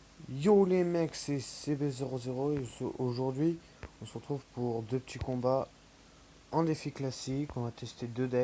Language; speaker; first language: French; native; French